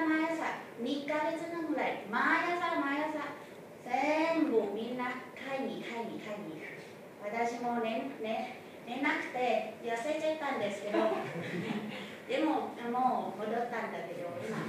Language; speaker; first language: Japanese; non-native, fluent; Thai